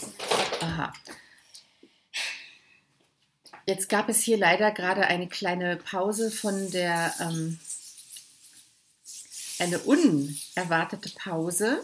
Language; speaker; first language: German; native; German